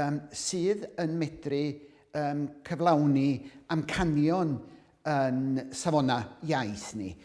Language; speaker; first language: Welsh; native; Welsh